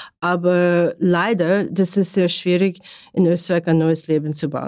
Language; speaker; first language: German; non-native, learner; Ukrainian